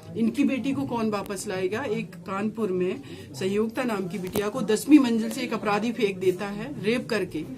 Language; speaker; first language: Hindi; native; Hindi